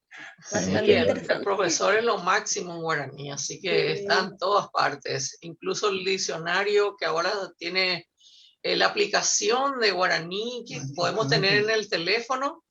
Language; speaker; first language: Spanish; native; Spanish